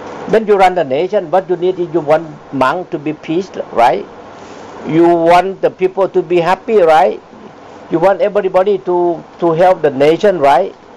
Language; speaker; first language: English; non-native, fluent; Thai